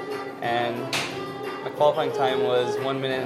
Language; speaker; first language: English; native; English